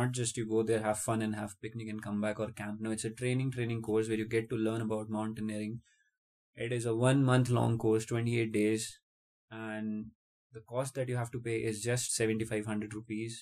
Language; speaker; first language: English; non-native, local second language; Hindi